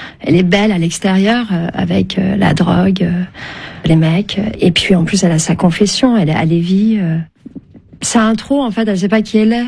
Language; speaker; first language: French; early bilingual, other home language; Turkish